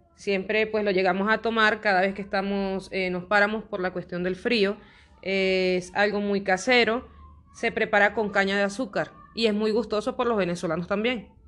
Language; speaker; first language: Spanish; native; Spanish